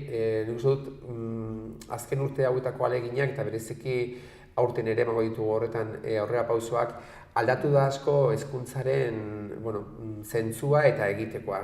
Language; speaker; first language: Basque; native; Basque